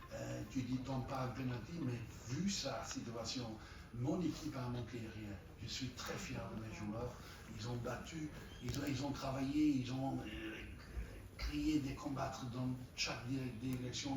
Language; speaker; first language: French; non-native, fluent; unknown